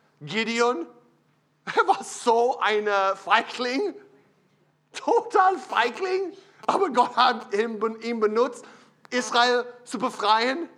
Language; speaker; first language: German; non-native, learner; English